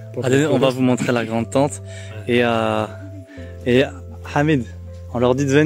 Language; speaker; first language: French; native; French